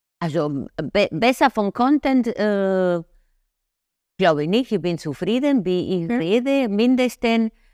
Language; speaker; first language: German; non-native, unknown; Spanish